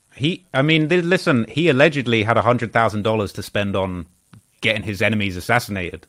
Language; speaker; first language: English; native; English